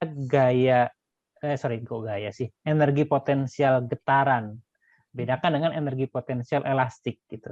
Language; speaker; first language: Indonesian; native; Indonesian